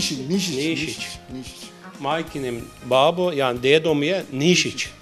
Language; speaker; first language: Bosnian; early bilingual, heritage; Bosnian